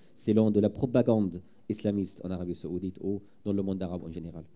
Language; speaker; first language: French; non-native, fluent; Arabic